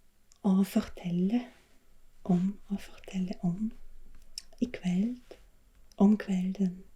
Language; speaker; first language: Norwegian; non-native, learner; German